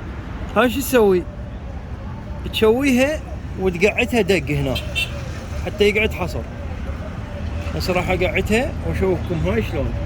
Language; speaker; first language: Arabic; native; Arabic